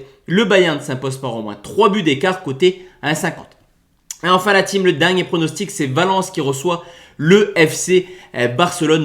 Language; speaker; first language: French; native; French